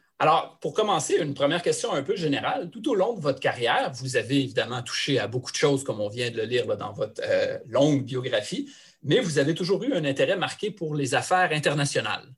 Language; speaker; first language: French; native; French